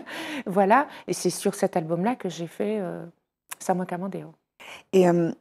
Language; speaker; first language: French; native; French